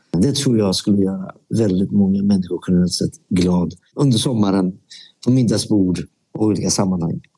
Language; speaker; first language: Swedish; early bilingual, other home language; Persian